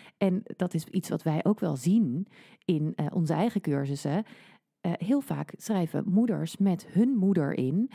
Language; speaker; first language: Dutch; native; Dutch